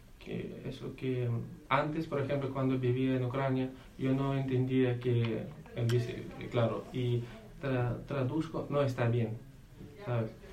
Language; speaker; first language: Spanish; non-native, learner; Ukrainian